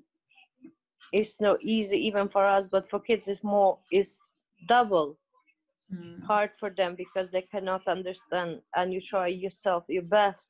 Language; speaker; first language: English; non-native, learner; Albanian